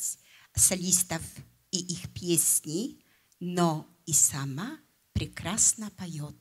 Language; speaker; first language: Russian; non-native, fluent; Polish